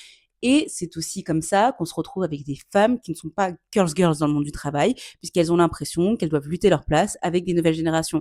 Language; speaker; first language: French; native; French